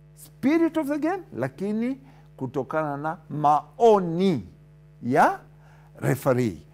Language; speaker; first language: English; non-native, local second language; Swahili